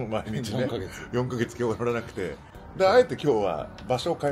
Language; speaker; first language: Japanese; native; Japanese